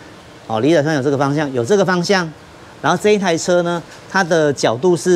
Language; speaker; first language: Chinese; native; Chinese